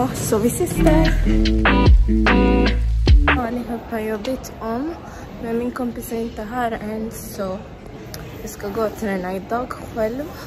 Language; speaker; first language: Swedish; non-native, fluent; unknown